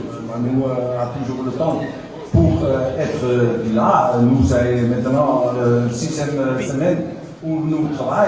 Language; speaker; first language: French; non-native, learner; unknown